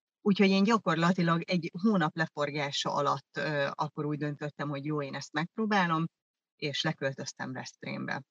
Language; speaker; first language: Hungarian; early bilingual, other home language; German